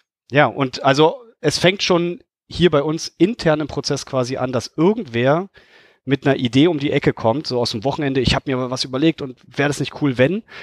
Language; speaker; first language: German; native; German